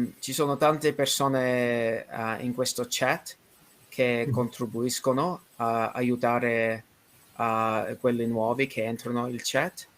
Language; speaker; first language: Italian; non-native, learner; English